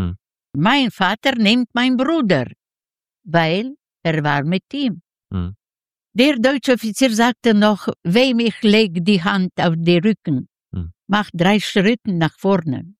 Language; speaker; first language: German; non-native, fluent; Yiddish